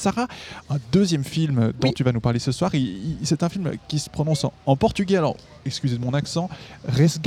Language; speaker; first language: French; native; French